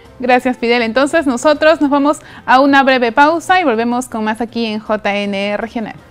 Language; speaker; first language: Spanish; native; Spanish